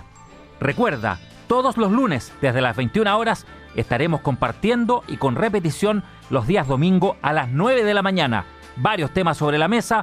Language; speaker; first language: Spanish; native; Spanish